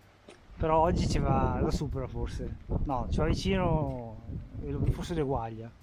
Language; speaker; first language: Italian; native; Italian